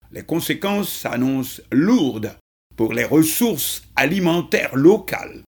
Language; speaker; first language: French; non-native, local second language; Haitian Creole